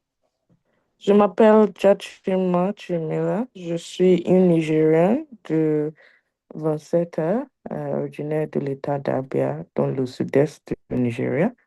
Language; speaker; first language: French; non-native, learner; Igbo